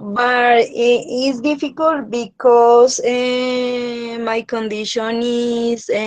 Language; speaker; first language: English; non-native, learner; Spanish